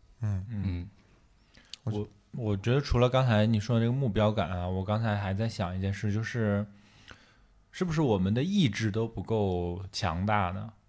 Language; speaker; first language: Chinese; native; Chinese